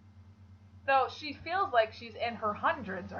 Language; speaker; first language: English; native; English